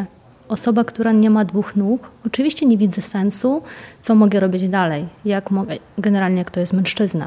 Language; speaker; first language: Polish; non-native, fluent; Ukrainian